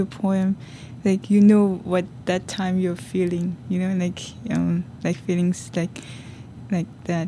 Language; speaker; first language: English; non-native, local second language; Tibetan